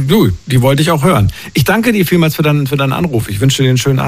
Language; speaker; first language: German; native; German